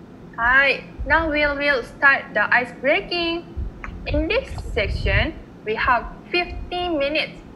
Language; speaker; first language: English; non-native, fluent; Japanese